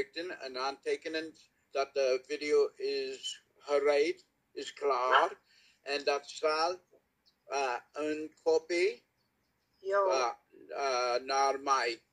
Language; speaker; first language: Dutch; non-native, learner; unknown